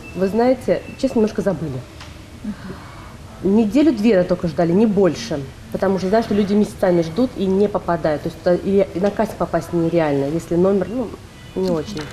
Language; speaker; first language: Russian; native; Russian